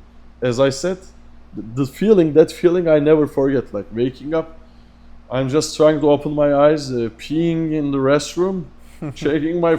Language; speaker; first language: English; non-native, fluent; Turkish